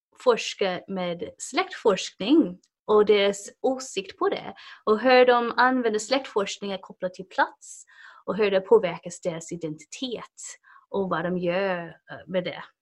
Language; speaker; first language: Swedish; non-native, fluent; English